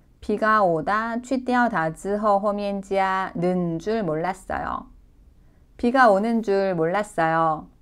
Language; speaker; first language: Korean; non-native, fluent; Chinese